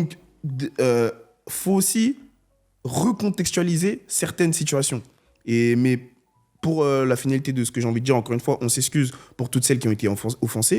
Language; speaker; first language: French; native; French